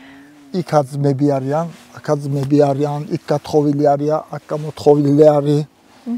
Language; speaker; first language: Georgian; early bilingual, heritage; Georgian